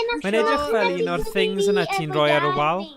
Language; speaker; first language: Welsh; native; Welsh